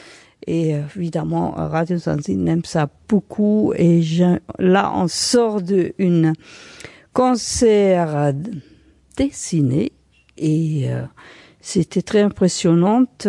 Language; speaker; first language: French; non-native, fluent; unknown